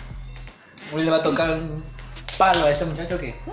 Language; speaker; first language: Spanish; native; Spanish